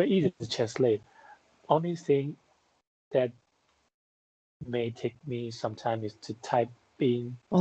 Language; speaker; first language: English; non-native, fluent; Chinese